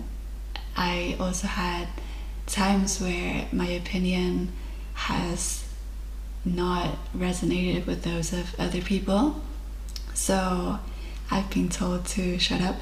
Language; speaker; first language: English; non-native, fluent; Spanish